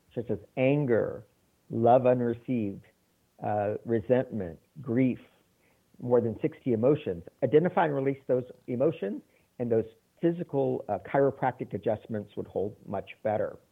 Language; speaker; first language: English; native; English